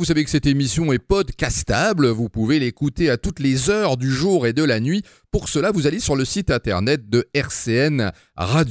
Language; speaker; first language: French; native; French